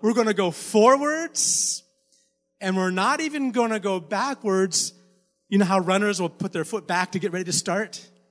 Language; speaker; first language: English; native; English